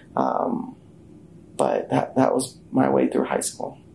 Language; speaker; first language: English; native; English